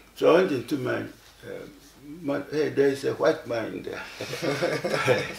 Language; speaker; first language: English; non-native, local second language; Ewe